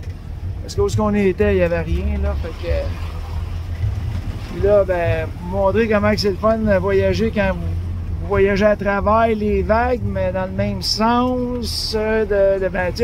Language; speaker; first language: French; native; French